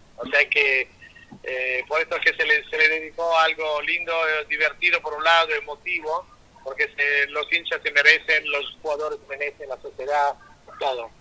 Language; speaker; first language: Spanish; non-native, fluent; Italian